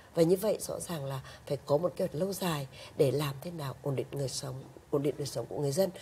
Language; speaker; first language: Vietnamese; native; Vietnamese